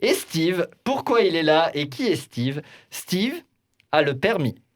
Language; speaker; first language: French; native; French